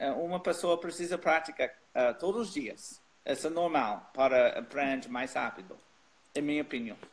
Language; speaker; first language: Portuguese; non-native, learner; English